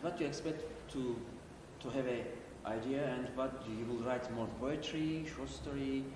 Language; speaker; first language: English; non-native, learner; Turkish